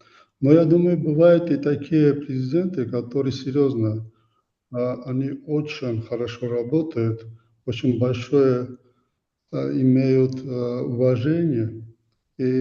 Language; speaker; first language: Russian; non-native, fluent; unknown